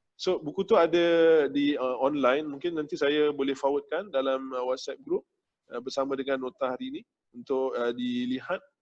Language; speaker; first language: Malay; native; Malay